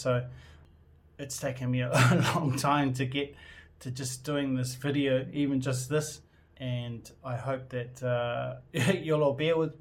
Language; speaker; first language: English; native; English